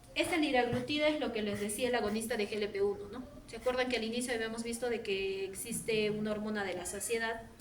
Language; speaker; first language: Spanish; native; Spanish